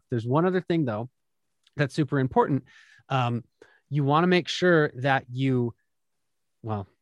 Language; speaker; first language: English; native; English